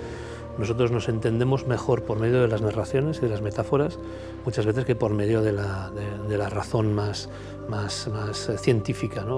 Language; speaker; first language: Spanish; native; Spanish